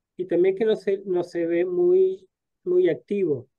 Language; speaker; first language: Spanish; native; Spanish